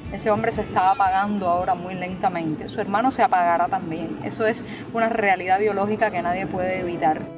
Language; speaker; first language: Spanish; native; Spanish